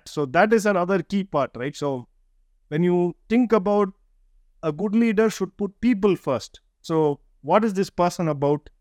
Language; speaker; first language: English; non-native, local second language; Tamil